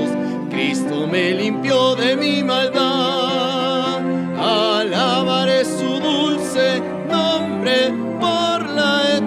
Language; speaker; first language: Spanish; native; Spanish